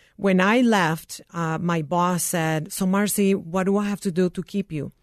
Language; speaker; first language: English; non-native, fluent; Spanish